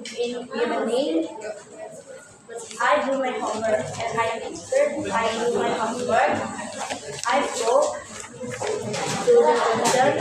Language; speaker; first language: English; non-native, learner; Indonesian